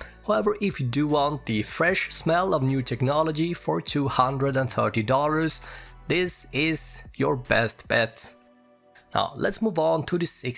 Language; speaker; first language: English; native; English